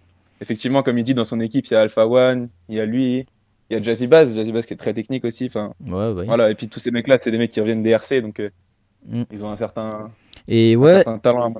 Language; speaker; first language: French; native; French